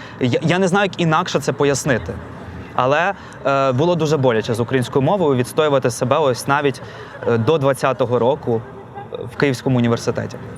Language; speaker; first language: Ukrainian; non-native, local second language; Russian